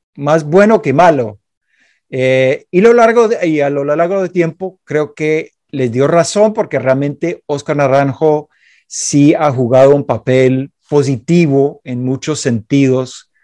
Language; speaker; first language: Spanish; non-native, fluent; English